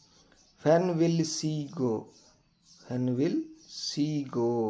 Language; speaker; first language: English; non-native, local second language; Kannada